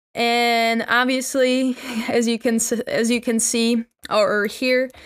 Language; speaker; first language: English; non-native, fluent; Czech